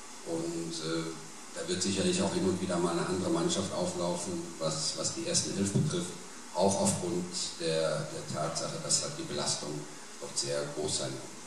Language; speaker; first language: German; native; German